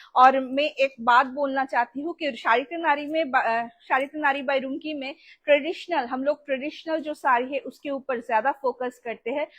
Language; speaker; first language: Hindi; non-native, local second language; Bangla